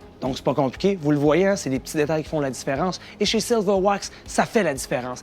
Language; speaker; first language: French; native; French